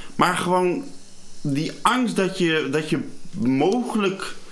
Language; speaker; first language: Dutch; native; Dutch